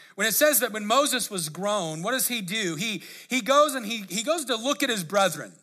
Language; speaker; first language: English; native; English